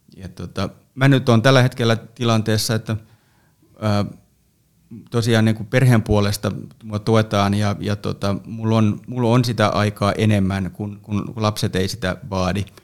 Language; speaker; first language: Finnish; native; Finnish